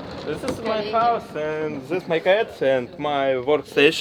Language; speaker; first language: English; non-native, learner; Russian